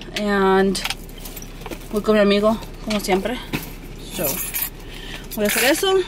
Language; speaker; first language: Spanish; early bilingual, heritage; Spanish